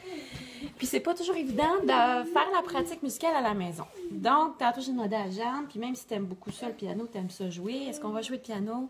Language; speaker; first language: French; native; French